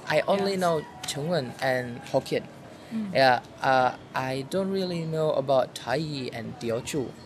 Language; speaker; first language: English; non-native, fluent; Indonesian